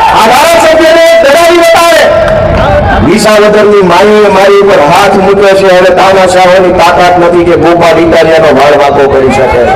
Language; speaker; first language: Gujarati; native; Gujarati